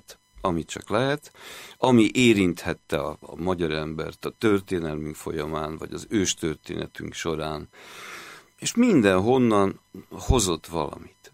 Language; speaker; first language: Hungarian; native; Hungarian